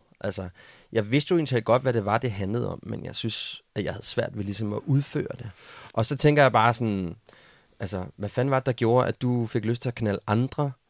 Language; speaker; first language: Danish; native; Danish